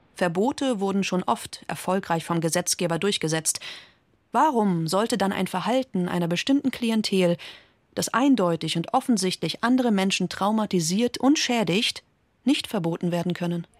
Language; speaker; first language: German; native; German